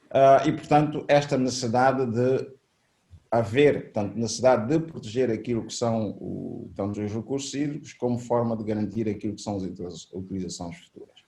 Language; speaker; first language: Portuguese; native; Portuguese